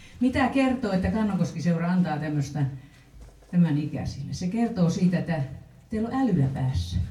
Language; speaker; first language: Finnish; native; Finnish